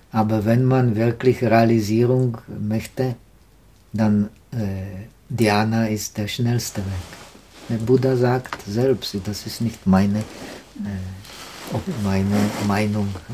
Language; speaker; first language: German; non-native, learner; Czech